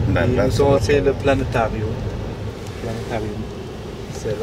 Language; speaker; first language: French; non-native, fluent; Portuguese